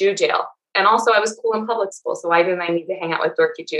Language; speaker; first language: English; native; English